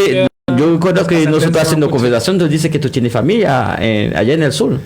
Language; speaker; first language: Spanish; non-native, learner; Haitian Creole